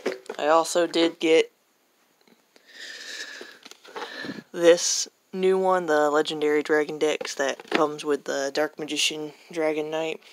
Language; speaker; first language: English; native; English